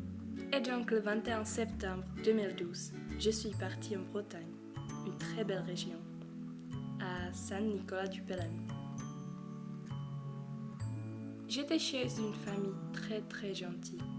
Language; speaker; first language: French; non-native, learner; Czech